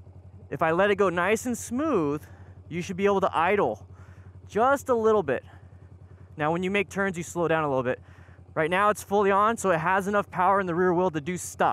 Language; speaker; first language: English; native; English